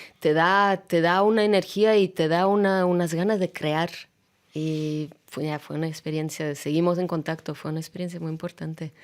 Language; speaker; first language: Spanish; non-native, fluent; Russian